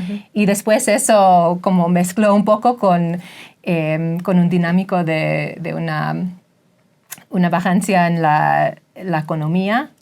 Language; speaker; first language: Spanish; non-native, fluent; English